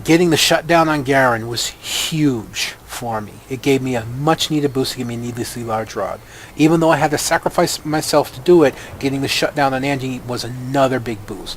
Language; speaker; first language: English; native; English